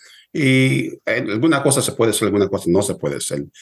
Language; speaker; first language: Spanish; early bilingual, heritage; Spanish